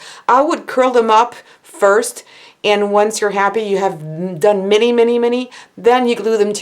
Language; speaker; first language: English; non-native, fluent; French